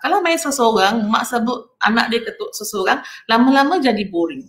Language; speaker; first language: Malay; non-native, local second language; Tamil